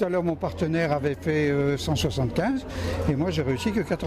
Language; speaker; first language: French; native; French